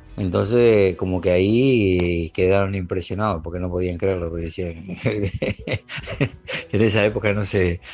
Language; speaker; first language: Spanish; native; Spanish